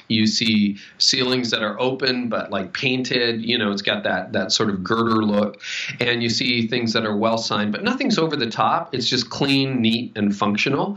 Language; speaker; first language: English; native; English